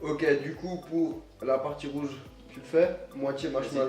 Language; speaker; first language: French; native; French